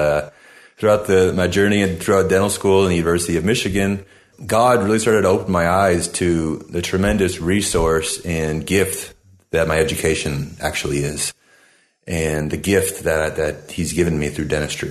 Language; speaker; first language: English; native; English